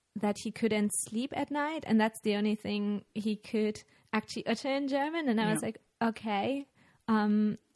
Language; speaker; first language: English; non-native, fluent; German